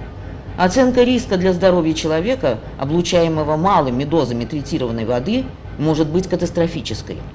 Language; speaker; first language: Russian; native; Russian